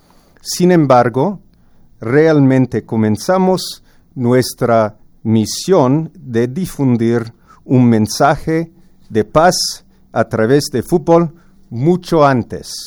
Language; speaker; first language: Spanish; non-native, fluent; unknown